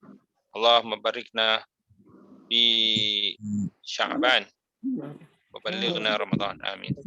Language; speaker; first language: Arabic; non-native, fluent; Malay